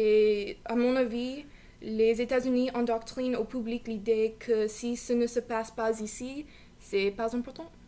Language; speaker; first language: French; non-native, learner; English